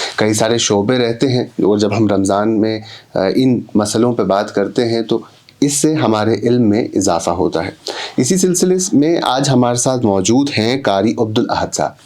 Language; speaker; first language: Urdu; non-native, local second language; Kashmiri